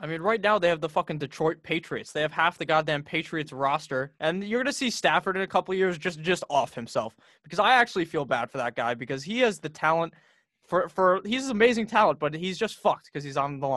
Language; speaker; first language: English; native; English